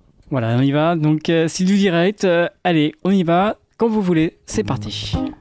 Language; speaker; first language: French; native; French